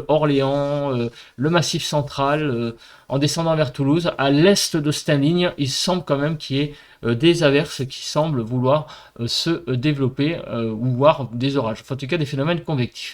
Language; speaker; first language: French; native; French